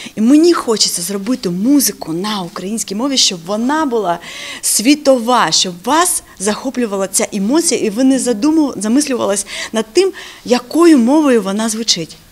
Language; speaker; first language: Ukrainian; non-native, local second language; Russian